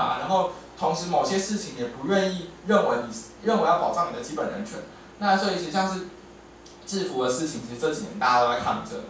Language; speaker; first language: Chinese; native; Chinese